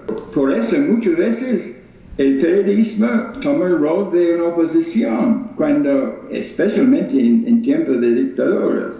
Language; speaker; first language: Spanish; non-native, fluent; English